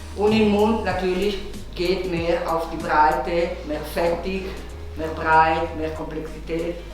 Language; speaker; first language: German; non-native, local second language; Italian